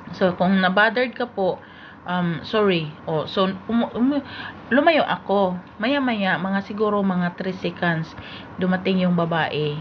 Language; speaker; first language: Filipino; native; Filipino